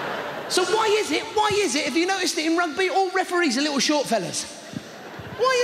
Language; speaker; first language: English; native; English